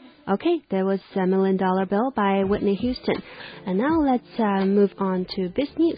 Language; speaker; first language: English; non-native, fluent; Chinese